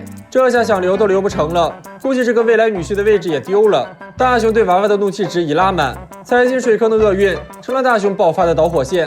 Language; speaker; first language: Chinese; native; Chinese